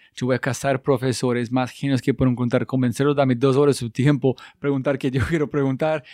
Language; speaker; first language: Spanish; non-native, learner; English